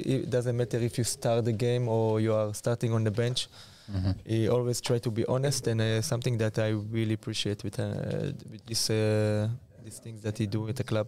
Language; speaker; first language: English; non-native, fluent; Hebrew